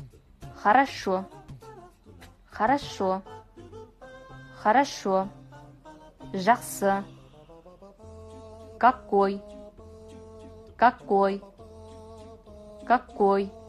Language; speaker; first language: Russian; non-native, fluent; Kazakh